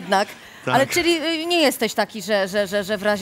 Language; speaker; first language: Polish; native; Polish